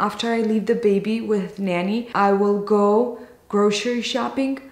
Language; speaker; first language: English; non-native, fluent; Romanian